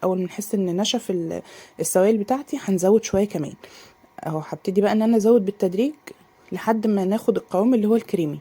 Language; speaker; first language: Arabic; native; Arabic